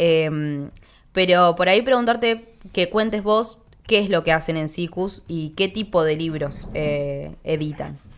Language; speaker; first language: Spanish; native; Spanish